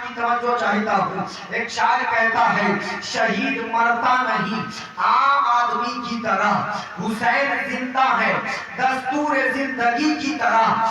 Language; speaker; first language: Urdu; native; Urdu